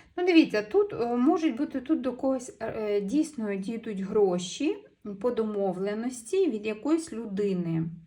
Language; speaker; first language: Ukrainian; non-native, local second language; Russian